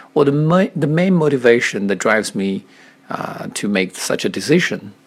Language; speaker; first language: English; non-native, fluent; Chinese